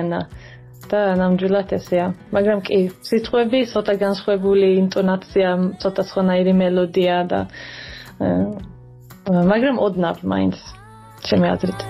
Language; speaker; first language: Georgian; early bilingual, heritage; Georgian